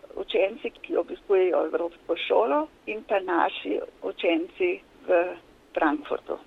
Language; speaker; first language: Slovenian; native; Slovenian